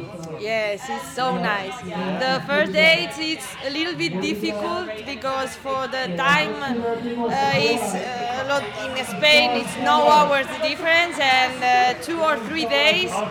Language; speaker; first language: English; non-native, learner; Spanish